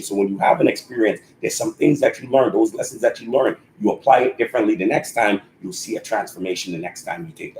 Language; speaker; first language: English; native; English